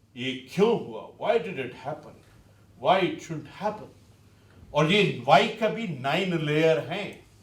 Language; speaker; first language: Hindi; non-native, local second language; Punjabi